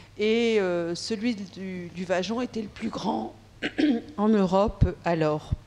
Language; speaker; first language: French; native; French